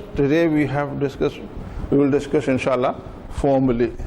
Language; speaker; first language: English; non-native, local second language; Urdu